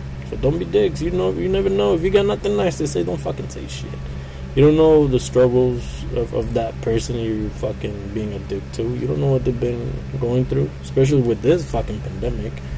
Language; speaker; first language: English; early bilingual, other home language; Spanish